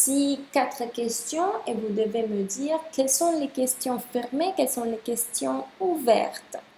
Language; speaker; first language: French; non-native, fluent; Spanish